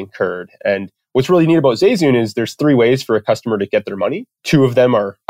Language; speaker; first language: English; native; English